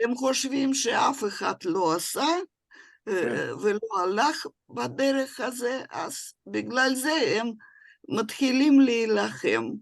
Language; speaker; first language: Hebrew; non-native, fluent; Russian